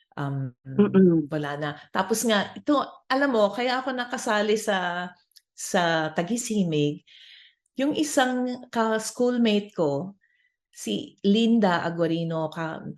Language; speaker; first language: Filipino; native; Filipino